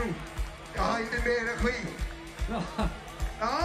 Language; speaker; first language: Swedish; non-native, learner; Danish